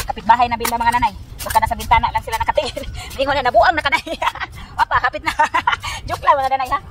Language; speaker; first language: Filipino; non-native, local second language; Cebuano